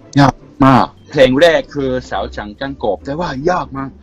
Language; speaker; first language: Thai; non-native, fluent; English